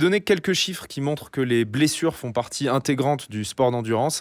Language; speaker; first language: French; native; French